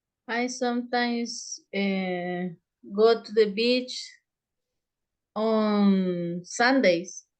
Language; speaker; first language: English; non-native, learner; Spanish